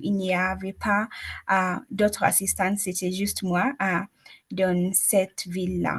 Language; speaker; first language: French; non-native, learner; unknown